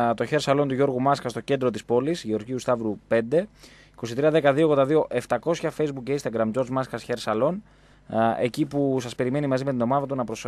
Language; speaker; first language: Greek; native; Greek